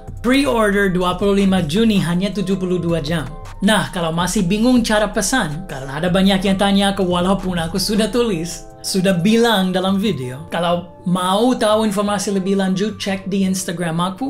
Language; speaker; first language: Indonesian; non-native, fluent; English